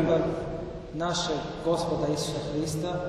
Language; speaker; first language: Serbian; non-native, learner; Arabic